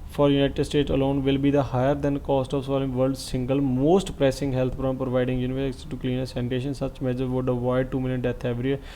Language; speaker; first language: English; non-native, local second language; Punjabi